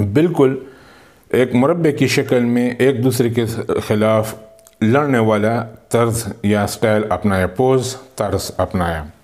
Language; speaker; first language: Urdu; non-native, local second language; Pashto